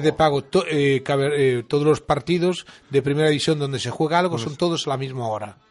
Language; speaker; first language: Spanish; native; Spanish